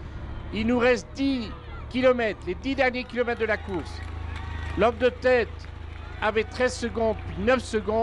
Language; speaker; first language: French; native; French